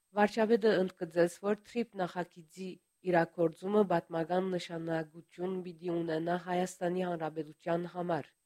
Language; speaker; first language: Armenian; early bilingual, heritage; Armenian